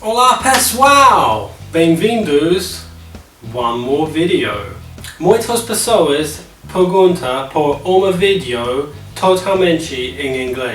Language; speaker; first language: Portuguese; non-native, learner; English